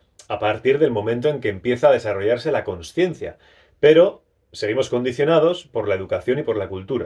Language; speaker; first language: Spanish; native; Spanish